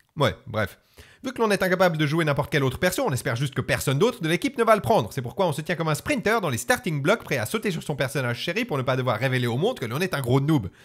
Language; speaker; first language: French; native; French